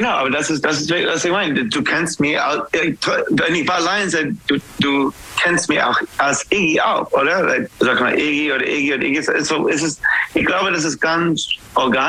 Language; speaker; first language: German; non-native, learner; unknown